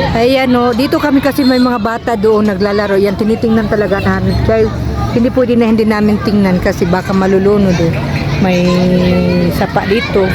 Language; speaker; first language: Filipino; non-native, local second language; Cebuano